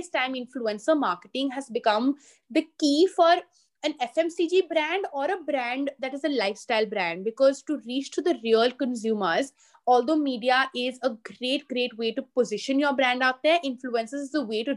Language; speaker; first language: English; non-native, local second language; Hindi